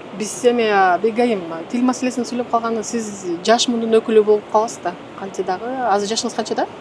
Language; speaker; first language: Kyrgyz; native; Kyrgyz